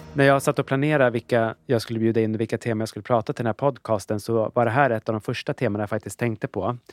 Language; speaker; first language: Swedish; native; Swedish